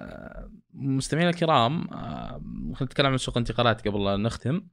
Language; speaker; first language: Arabic; native; Arabic